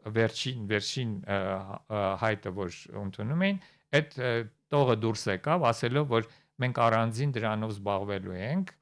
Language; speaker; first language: Armenian; native; Armenian